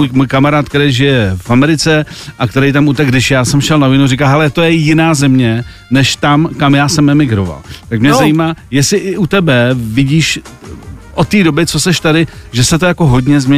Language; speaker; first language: Czech; native; Czech